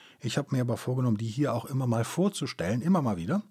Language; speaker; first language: German; native; German